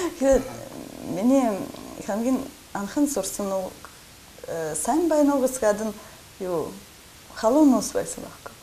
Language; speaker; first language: Mongolian; non-native, learner; Russian